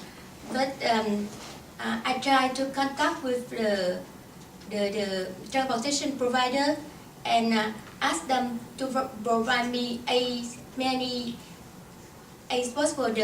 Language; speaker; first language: English; non-native, learner; Vietnamese